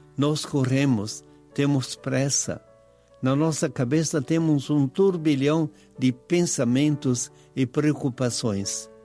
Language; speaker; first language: Portuguese; non-native, fluent; Italian